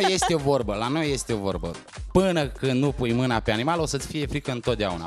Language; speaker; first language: Romanian; native; Romanian